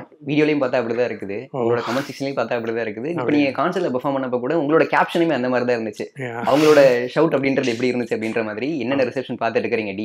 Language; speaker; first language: Tamil; native; Tamil